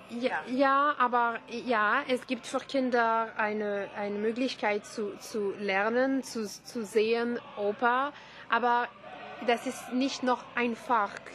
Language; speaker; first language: German; non-native, learner; French